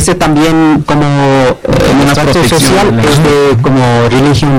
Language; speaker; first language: Spanish; non-native, learner; Bangla